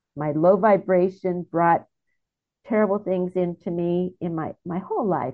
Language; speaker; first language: English; native; English